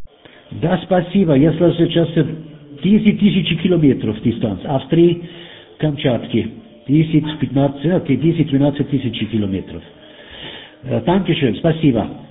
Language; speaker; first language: Russian; non-native, learner; German